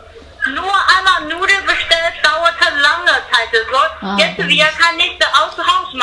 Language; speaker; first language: German; non-native, learner; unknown